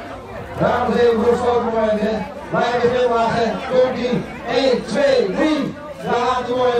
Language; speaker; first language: Dutch; native; Dutch